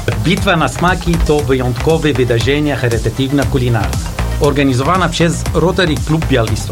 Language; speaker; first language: Polish; non-native, learner; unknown